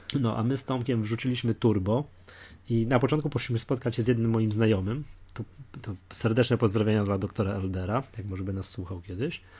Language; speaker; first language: Polish; native; Polish